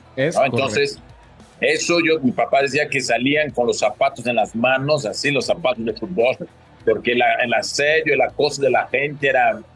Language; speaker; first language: Spanish; early bilingual, other home language; Portuguese